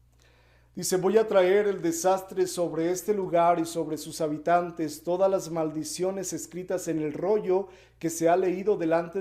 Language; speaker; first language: Spanish; native; Spanish